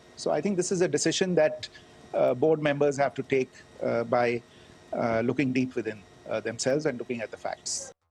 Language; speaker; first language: English; non-native, local second language; Hindi